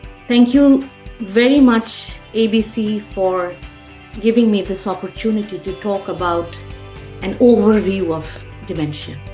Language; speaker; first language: English; non-native, local second language; Bangla